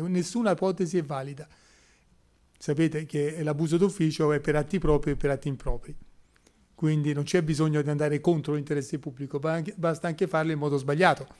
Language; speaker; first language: Italian; native; Italian